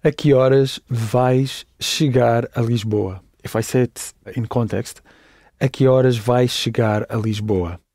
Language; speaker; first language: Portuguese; non-native, learner; English